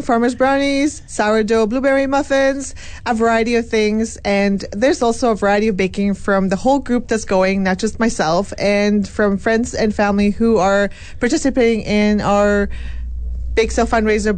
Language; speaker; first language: English; non-native, fluent; Spanish